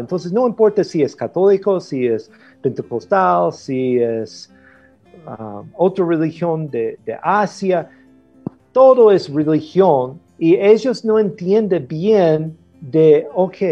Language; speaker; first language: Spanish; non-native, fluent; English